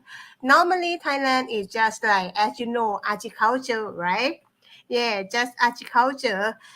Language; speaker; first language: English; non-native, learner; Thai